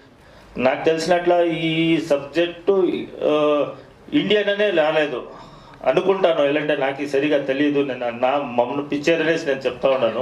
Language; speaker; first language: Telugu; non-native, local second language; Kannada